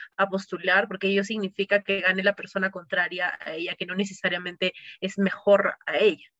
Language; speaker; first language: Spanish; native; Spanish